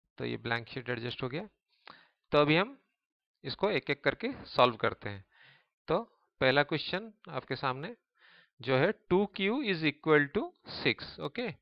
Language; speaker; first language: Hindi; native; Hindi